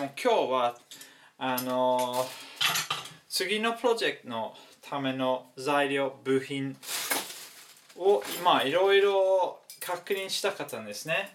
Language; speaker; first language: Japanese; non-native, learner; English